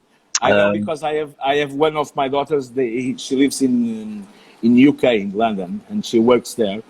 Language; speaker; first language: English; non-native, learner; Portuguese